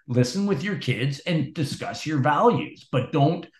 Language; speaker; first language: English; native; English